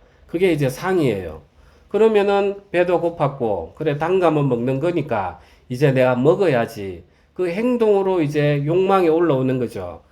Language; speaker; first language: Korean; native; Korean